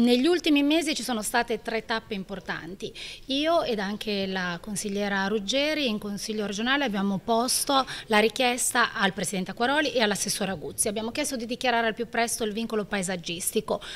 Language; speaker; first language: Italian; native; Italian